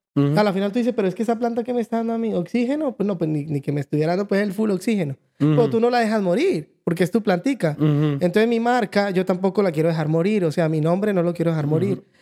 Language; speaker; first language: Spanish; native; Spanish